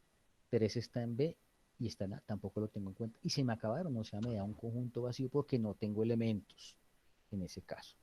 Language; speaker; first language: Spanish; native; Spanish